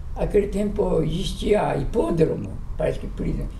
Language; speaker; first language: Portuguese; non-native, fluent; Japanese